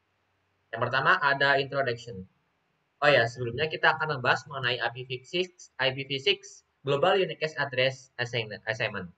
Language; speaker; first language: Indonesian; native; Indonesian